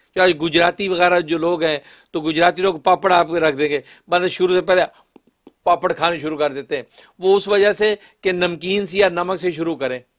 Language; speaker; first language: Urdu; non-native, local second language; Kashmiri